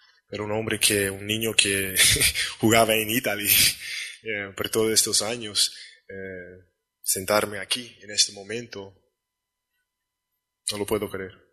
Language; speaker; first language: Spanish; non-native, learner; English